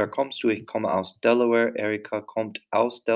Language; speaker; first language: German; non-native, fluent; English